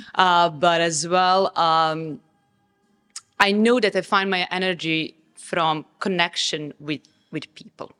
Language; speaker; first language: English; non-native, fluent; Serbian